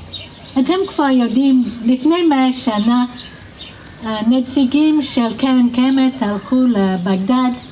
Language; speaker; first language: Hebrew; non-native, fluent; English